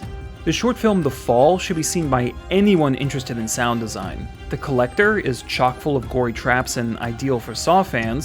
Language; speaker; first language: English; native; English